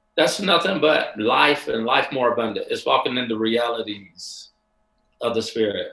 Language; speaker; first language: English; native; English